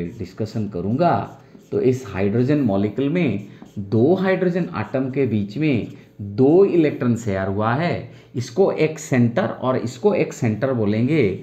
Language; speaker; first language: Hindi; non-native, local second language; Bangla